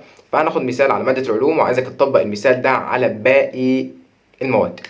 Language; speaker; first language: Arabic; native; Arabic